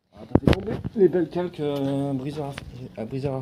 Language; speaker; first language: French; native; French